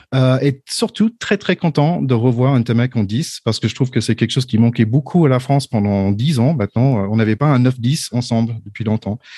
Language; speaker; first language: French; non-native, fluent; English